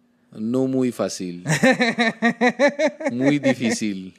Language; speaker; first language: Spanish; non-native, learner; Hindi